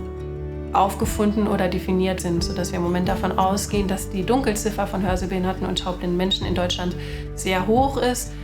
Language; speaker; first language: German; native; German